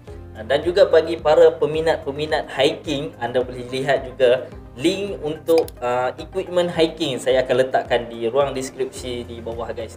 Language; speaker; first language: Malay; native; Malay